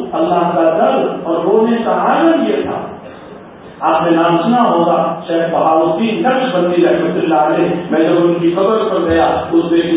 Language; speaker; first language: Urdu; non-native, local second language; Gujarati